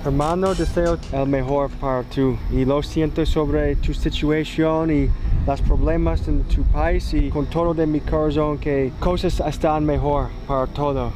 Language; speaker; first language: Spanish; non-native, learner; English